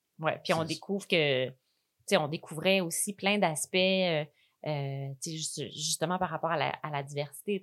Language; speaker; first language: French; native; French